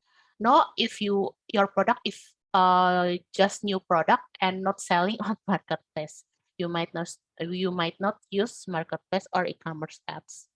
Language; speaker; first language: English; non-native, learner; Indonesian